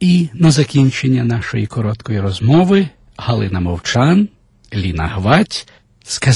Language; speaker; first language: Ukrainian; native; Ukrainian